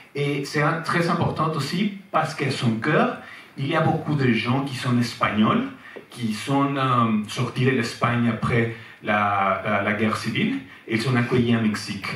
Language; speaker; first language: French; non-native, fluent; Spanish